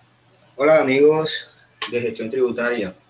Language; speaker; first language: Spanish; native; Spanish